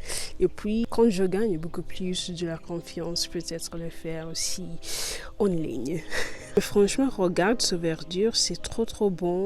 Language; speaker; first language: French; non-native, learner; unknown